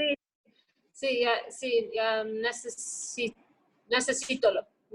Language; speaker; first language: Spanish; non-native, learner; English